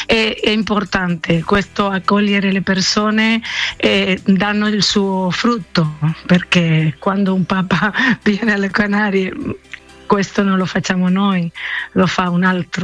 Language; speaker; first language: Italian; non-native, learner; Spanish